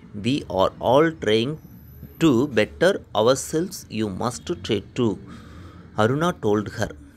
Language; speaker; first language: English; non-native, local second language; Tamil